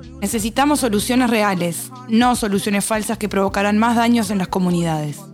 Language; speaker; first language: Spanish; non-native, fluent; Arabic